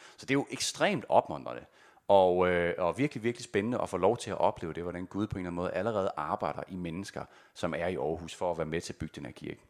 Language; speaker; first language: Danish; native; Danish